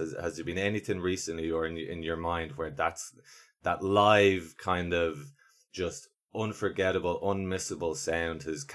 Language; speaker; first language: English; native; English